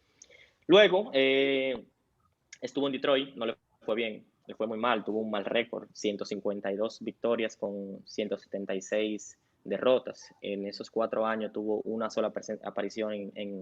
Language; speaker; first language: Spanish; native; Spanish